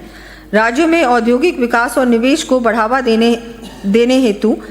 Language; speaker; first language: Hindi; native; Hindi